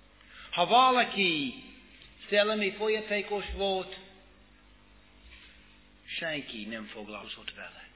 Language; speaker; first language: Hungarian; non-native, fluent; English